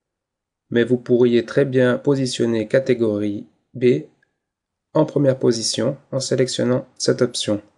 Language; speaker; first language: French; native; French